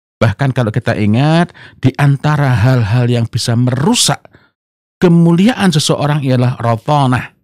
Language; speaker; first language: Indonesian; non-native, local second language; Javanese